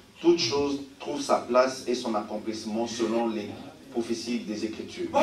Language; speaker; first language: French; native; French